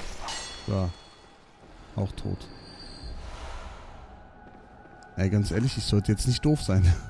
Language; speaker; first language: German; native; German